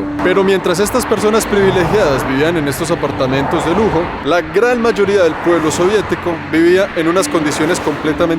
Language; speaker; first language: Spanish; native; Spanish